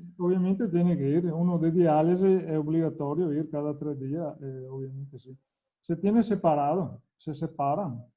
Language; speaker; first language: Spanish; non-native, fluent; Italian